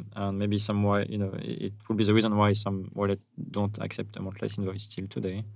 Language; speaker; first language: English; non-native, fluent; French